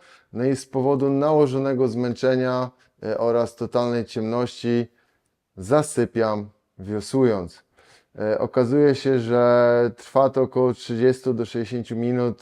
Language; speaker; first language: Polish; native; Polish